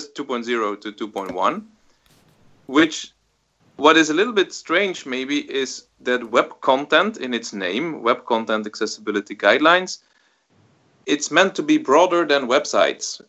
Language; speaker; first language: English; non-native, fluent; Dutch